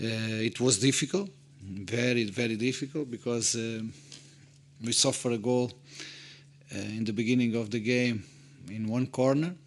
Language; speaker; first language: English; non-native, fluent; Portuguese